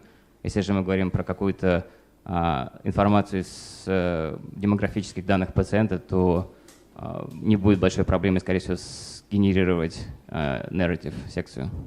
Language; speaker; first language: Russian; native; Russian